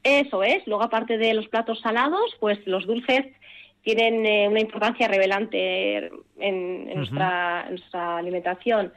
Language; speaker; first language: Spanish; early bilingual, other home language; Arabic